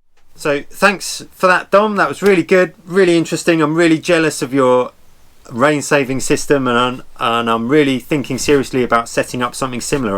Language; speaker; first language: English; native; English